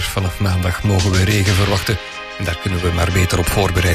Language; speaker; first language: Dutch; native; Dutch